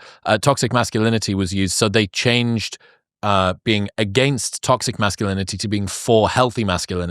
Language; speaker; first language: English; native; English